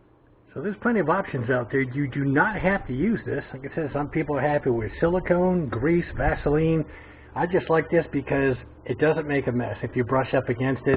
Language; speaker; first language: English; native; English